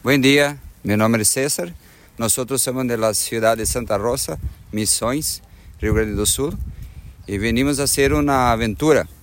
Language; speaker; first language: Spanish; non-native, learner; Portuguese